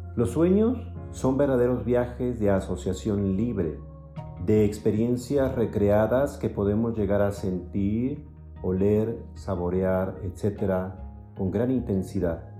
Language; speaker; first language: Spanish; native; Spanish